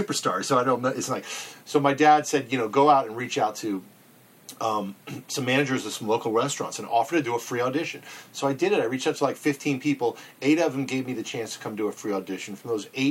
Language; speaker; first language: English; native; English